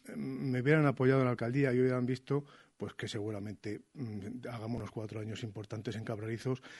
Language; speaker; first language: Spanish; native; Spanish